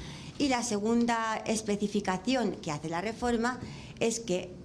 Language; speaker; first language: Spanish; native; Spanish